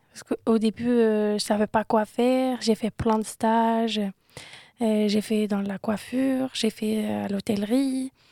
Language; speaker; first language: French; non-native, local second language; Arabic